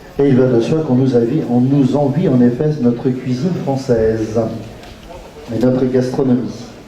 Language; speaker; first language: French; native; French